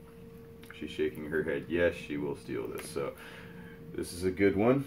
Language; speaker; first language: English; native; English